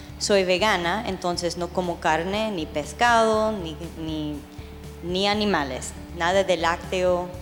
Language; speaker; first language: Spanish; early bilingual, heritage; English